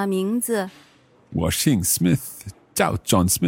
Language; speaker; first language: Chinese; non-native, learner; English